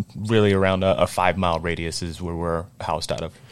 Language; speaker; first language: English; native; English